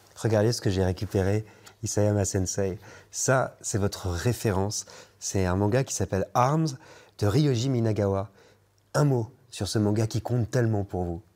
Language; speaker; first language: French; native; French